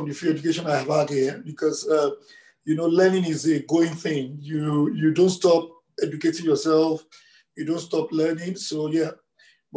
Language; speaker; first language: English; non-native, local second language; Yoruba